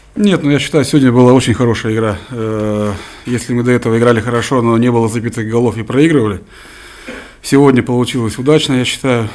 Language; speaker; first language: Russian; native; Russian